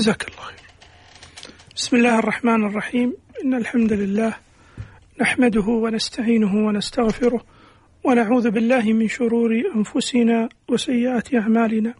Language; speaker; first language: Arabic; native; Arabic